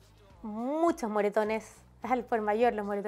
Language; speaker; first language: Spanish; native; Spanish